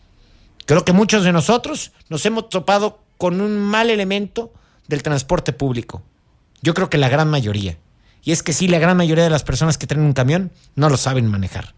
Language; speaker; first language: Spanish; native; Spanish